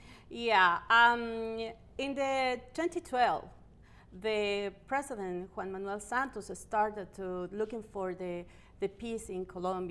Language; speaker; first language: English; non-native, learner; Spanish